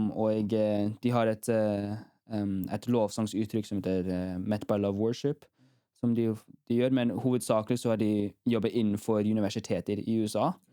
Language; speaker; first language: Norwegian; early bilingual, heritage; Norwegian